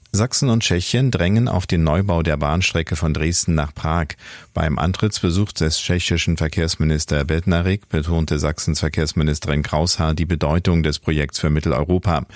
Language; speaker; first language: German; native; German